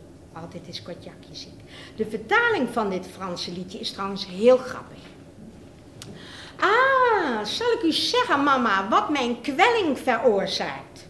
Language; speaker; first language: Dutch; native; Dutch